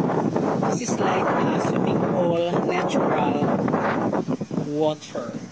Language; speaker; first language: English; non-native, learner; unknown